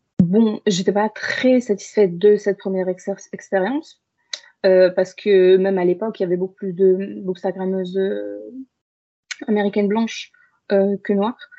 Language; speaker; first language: French; early bilingual, other home language; Arabic